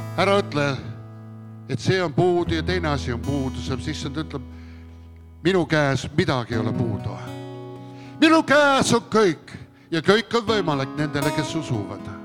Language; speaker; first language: Estonian; non-native, fluent; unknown